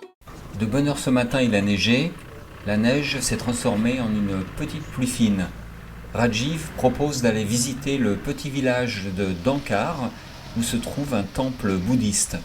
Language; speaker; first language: French; native; French